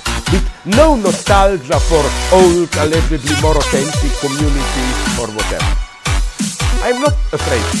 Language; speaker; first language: English; non-native, fluent; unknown